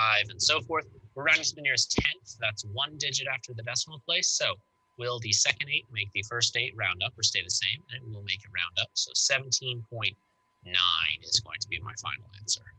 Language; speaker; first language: English; native; English